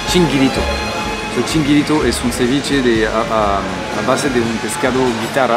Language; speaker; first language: Spanish; non-native, fluent; French